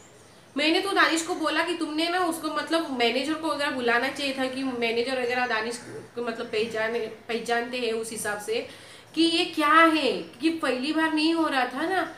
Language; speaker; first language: Hindi; native; Hindi